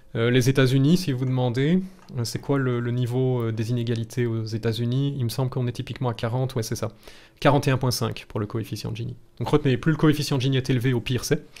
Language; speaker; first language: French; native; French